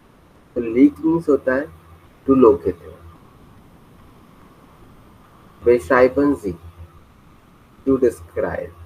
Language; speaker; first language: German; non-native, fluent; Hindi